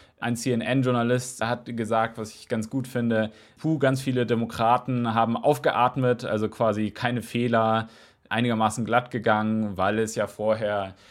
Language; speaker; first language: German; native; German